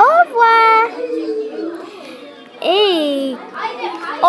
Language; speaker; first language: French; non-native, learner; English